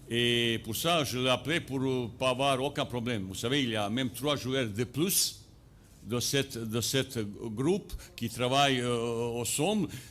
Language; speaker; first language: French; non-native, fluent; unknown